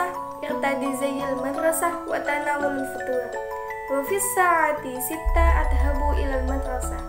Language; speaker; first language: Arabic; non-native, learner; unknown